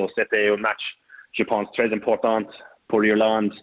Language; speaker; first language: French; non-native, learner; English